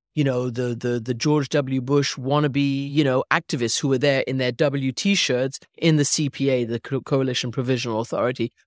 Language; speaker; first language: English; early bilingual, other home language; Persian